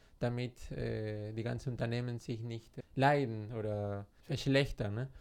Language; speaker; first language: German; non-native, fluent; Spanish